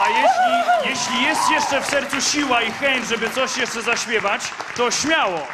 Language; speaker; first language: Polish; native; Polish